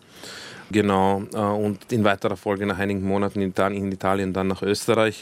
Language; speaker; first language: German; early bilingual, other home language; Croatian